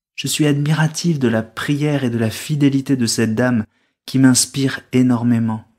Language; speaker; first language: French; native; French